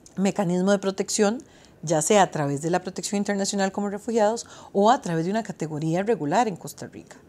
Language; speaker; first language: Spanish; native; Spanish